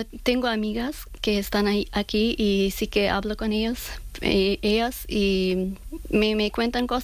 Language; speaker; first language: Spanish; non-native, learner; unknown